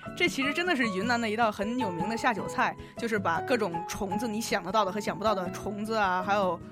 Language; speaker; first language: Chinese; native; Chinese